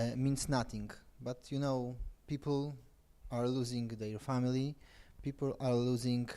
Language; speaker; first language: English; non-native, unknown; Polish